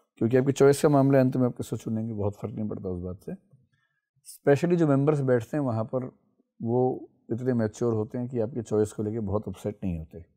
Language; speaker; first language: Hindi; native; Hindi